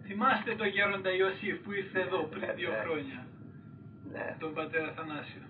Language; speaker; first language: Greek; native; Greek